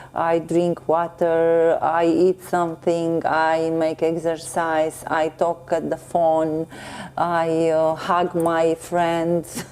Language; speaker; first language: English; non-native, learner; Romanian